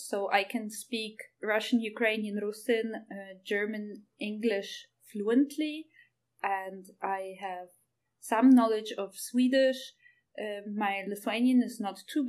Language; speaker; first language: English; non-native, fluent; Ukrainian